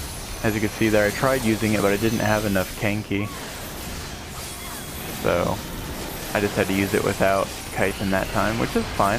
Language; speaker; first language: English; native; English